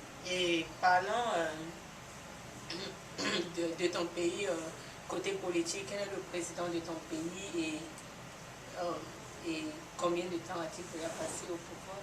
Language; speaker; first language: French; non-native, learner; English